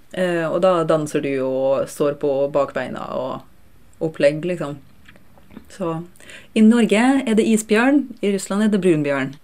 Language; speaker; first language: Norwegian; early bilingual, other home language; Russian